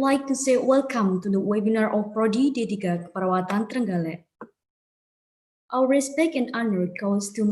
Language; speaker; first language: English; non-native, learner; Indonesian